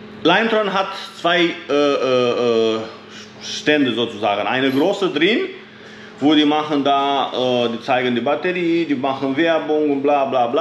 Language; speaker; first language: German; non-native, fluent; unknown